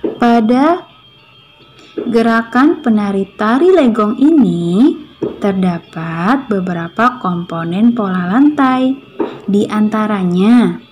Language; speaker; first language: Indonesian; native; Indonesian